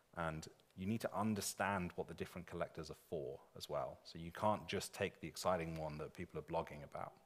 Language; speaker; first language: English; native; English